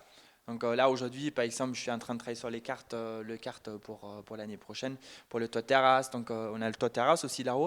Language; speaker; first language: French; non-native, fluent; German